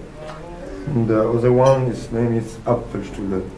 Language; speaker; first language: English; non-native, learner; French